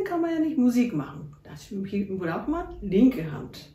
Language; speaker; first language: German; non-native, learner; Japanese